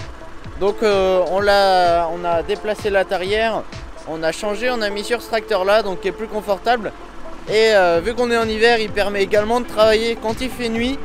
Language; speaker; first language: French; native; French